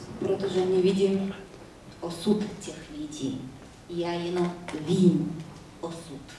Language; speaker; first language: Czech; non-native, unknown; Russian